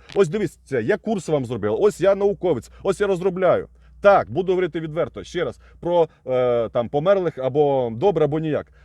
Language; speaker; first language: Ukrainian; non-native, local second language; Russian